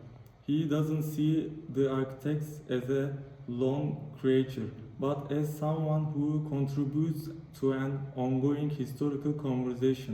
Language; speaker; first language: English; non-native, learner; Turkish